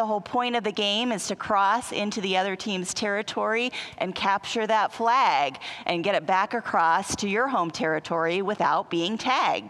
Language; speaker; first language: English; native; English